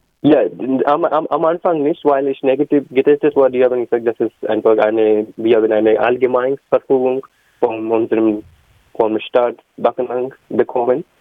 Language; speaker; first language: German; non-native, learner; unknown